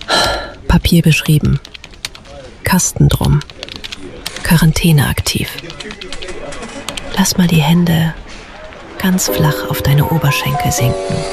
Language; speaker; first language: German; native; German